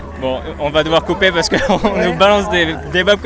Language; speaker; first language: French; native; French